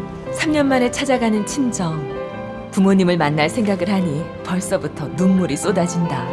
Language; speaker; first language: Korean; native; Korean